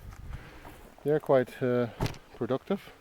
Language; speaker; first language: English; native; English